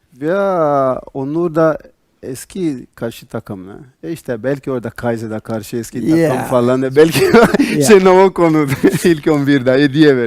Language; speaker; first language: Turkish; non-native, learner; Portuguese